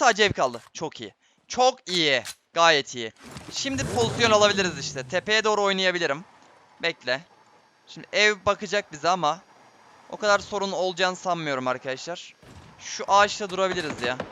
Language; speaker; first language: Turkish; native; Turkish